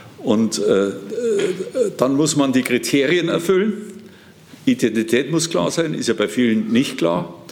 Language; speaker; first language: German; native; German